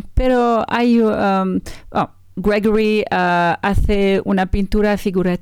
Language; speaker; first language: Spanish; non-native, learner; French